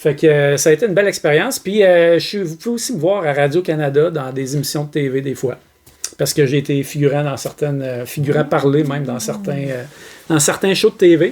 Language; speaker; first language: French; native; French